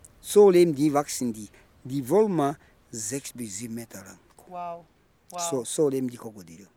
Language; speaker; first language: German; non-native, local second language; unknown